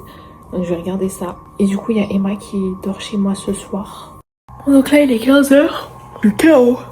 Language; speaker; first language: French; native; French